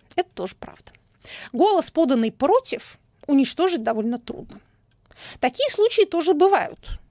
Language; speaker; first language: Russian; native; Russian